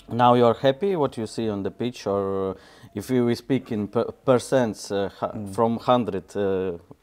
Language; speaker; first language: English; non-native, learner; Latvian